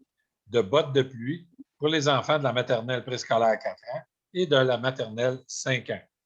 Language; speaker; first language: French; native; French